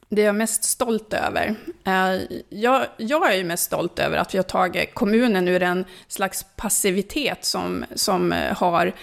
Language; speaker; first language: Swedish; early bilingual, other home language; Finnish